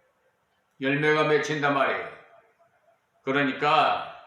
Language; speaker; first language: Korean; native; Korean